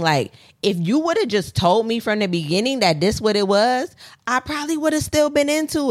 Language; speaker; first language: English; native; English